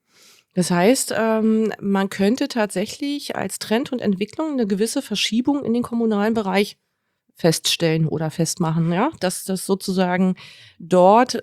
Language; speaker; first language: German; native; German